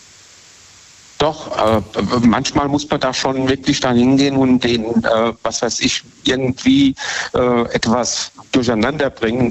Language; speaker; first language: German; native; German